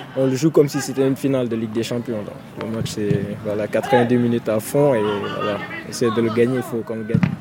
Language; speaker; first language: French; non-native, local second language; Wolof